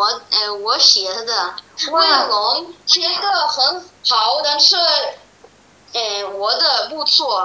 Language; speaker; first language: Chinese; non-native, learner; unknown